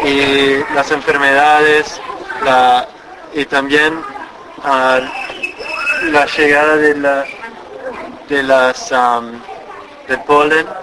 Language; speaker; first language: Spanish; non-native, fluent; English